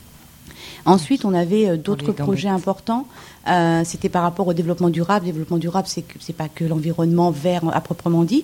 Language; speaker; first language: French; native; French